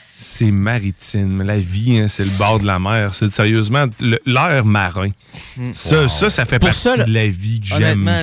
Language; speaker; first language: French; native; French